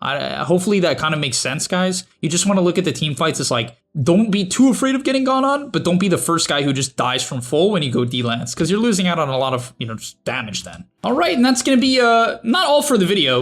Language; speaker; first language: English; native; English